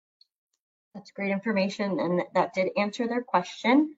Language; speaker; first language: English; native; English